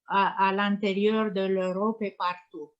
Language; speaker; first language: French; non-native, learner; Romanian